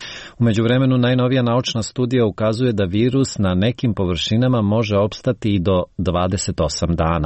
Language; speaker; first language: Croatian; native; Croatian